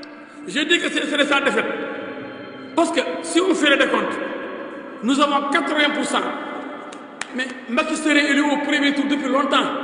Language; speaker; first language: French; non-native, local second language; Wolof